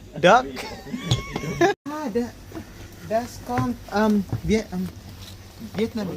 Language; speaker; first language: German; non-native, learner; Filipino